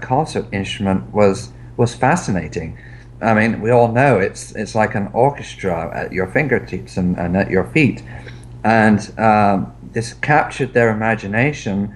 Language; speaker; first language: English; native; English